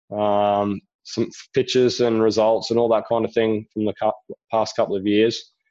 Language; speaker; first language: English; native; English